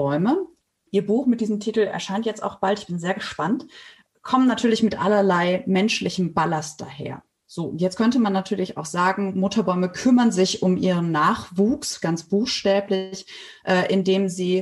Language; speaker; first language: German; native; German